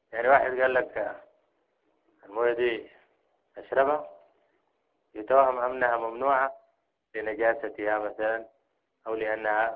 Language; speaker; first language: Arabic; native; Arabic